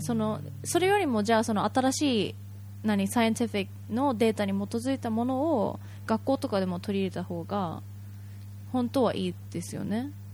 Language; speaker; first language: Japanese; native; Japanese